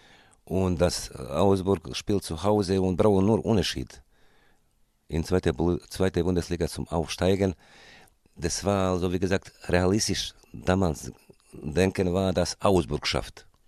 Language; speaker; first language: German; non-native, fluent; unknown